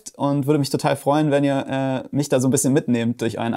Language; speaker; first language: German; native; German